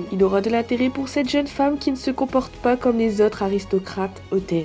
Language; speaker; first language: French; native; French